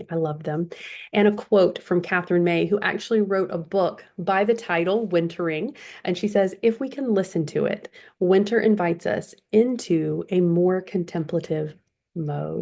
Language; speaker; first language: English; native; English